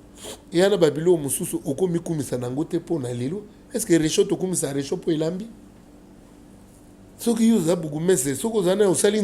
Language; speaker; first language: French; non-native, local second language; Lingala